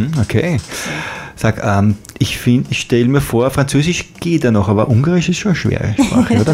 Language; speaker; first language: German; native; German